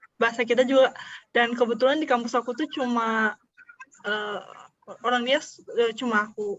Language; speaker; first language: Indonesian; non-native, local second language; Nias